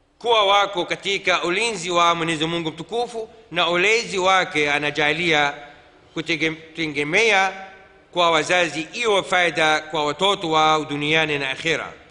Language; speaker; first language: Swahili; non-native, fluent; Arabic